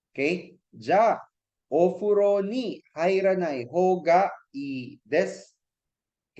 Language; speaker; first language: Japanese; non-native, fluent; Cebuano